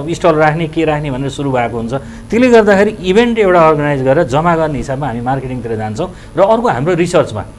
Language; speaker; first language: Nepali; native; Nepali